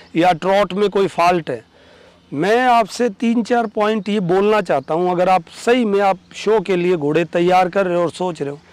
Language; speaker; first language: Hindi; native; Hindi